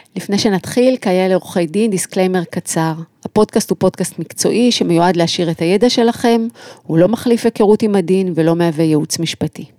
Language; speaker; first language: Hebrew; native; Hebrew